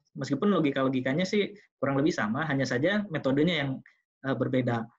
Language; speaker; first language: Indonesian; non-native, local second language; Sundanese